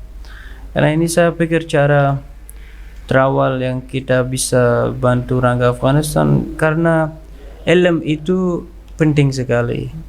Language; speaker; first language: Indonesian; non-native, learner; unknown